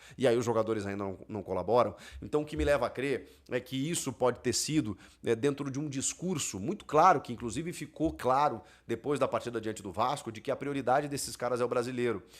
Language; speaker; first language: Portuguese; native; Portuguese